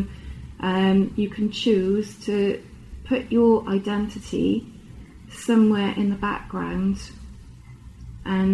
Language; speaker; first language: English; native; English